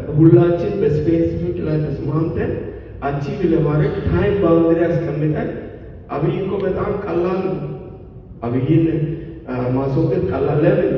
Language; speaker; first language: Amharic; non-native, local second language; Sidamo